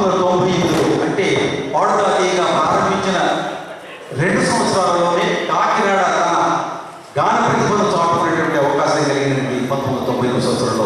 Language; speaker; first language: Telugu; native; Telugu